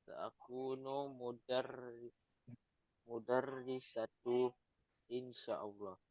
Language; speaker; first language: Arabic; non-native, learner; Indonesian